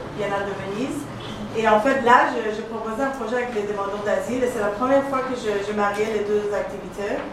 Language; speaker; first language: French; non-native, fluent; Persian